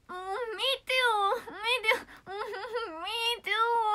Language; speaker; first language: English; non-native, learner; Japanese